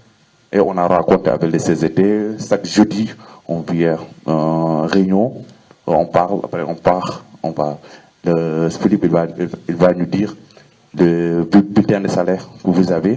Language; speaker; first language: French; non-native, learner; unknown